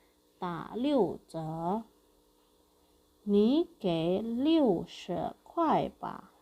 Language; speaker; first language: Chinese; non-native, fluent; Indonesian